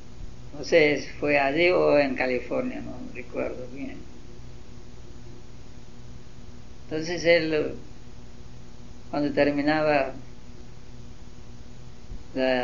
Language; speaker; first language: Spanish; non-native, learner; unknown